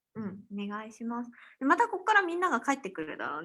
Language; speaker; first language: Japanese; native; Japanese